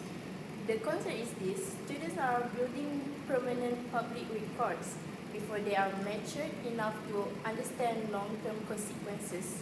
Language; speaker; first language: English; non-native, local second language; Malay